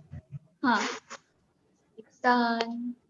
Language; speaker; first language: English; non-native, learner; Indonesian